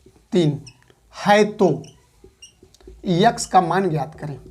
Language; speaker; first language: Hindi; native; Hindi